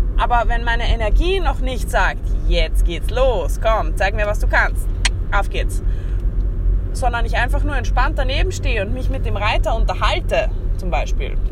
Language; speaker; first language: German; native; German